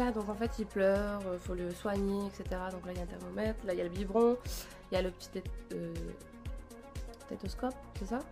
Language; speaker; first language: French; native; French